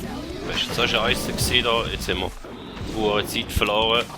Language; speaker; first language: German; native; German